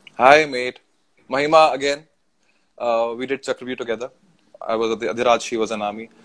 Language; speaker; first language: English; non-native, local second language; Hindi